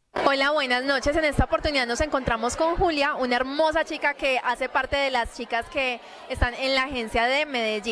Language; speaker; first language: Spanish; native; Spanish